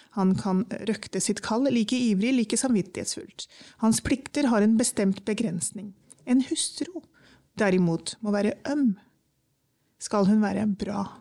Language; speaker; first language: Norwegian; early bilingual, other home language; Urdu